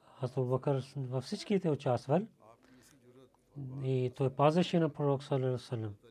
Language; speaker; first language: Bulgarian; non-native, learner; Urdu